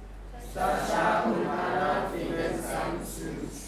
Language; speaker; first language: German; non-native, learner; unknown